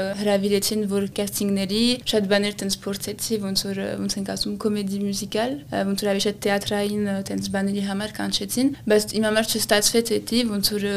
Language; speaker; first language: Armenian; early bilingual, heritage; Armenian